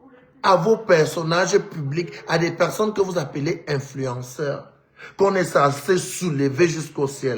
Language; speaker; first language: French; non-native, local second language; Lingala